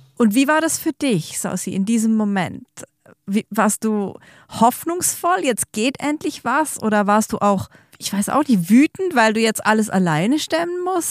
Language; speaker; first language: German; native; German